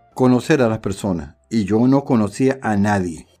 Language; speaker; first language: Spanish; native; Spanish